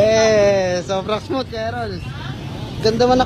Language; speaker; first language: Filipino; native; Filipino